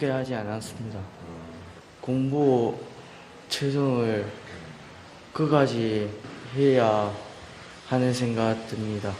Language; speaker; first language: Korean; non-native, learner; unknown